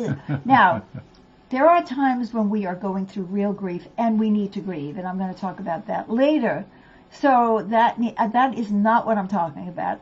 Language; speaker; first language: English; native; English